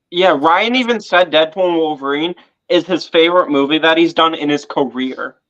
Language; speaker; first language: English; native; English